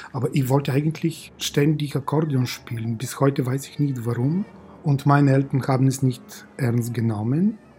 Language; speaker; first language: German; non-native, fluent; Bulgarian